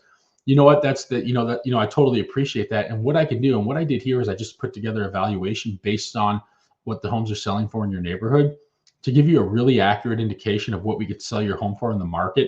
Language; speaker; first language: English; native; English